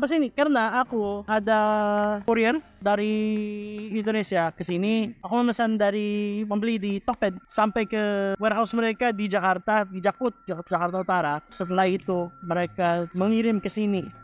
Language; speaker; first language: Indonesian; non-native, fluent; Filipino